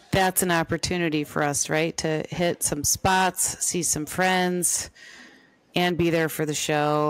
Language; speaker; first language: English; native; English